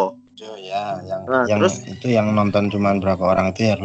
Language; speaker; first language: Indonesian; native; Indonesian